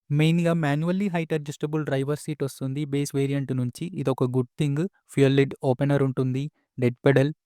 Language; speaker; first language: Telugu; native; Telugu